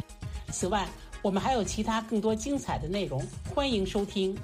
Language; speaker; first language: Chinese; native; Chinese